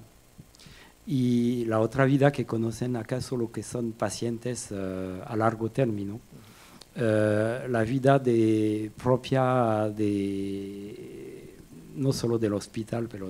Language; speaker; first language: Spanish; non-native, fluent; French